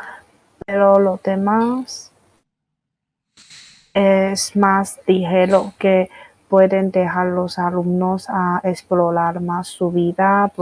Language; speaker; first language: Spanish; non-native, fluent; Chinese